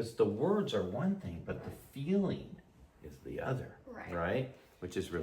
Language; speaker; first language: English; native; English